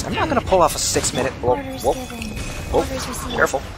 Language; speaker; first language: English; native; English